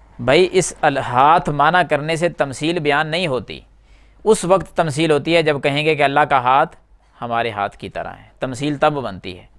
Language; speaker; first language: Urdu; native; Urdu